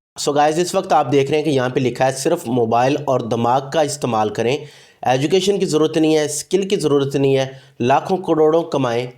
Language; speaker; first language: Urdu; non-native, local second language; Punjabi